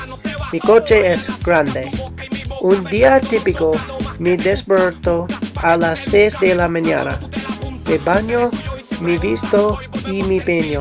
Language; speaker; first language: Spanish; non-native, learner; English